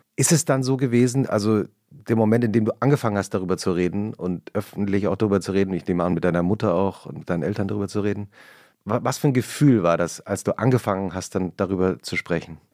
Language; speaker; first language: German; native; German